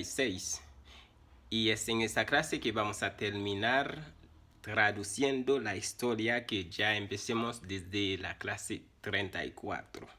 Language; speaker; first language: Spanish; non-native, fluent; Haitian Creole